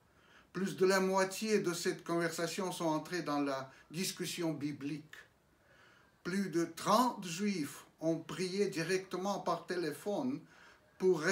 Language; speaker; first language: French; non-native, fluent; Russian